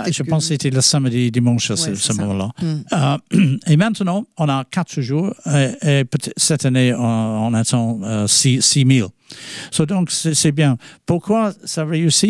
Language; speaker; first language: French; non-native, fluent; English